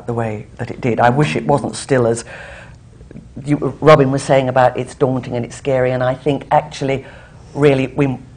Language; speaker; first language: English; native; English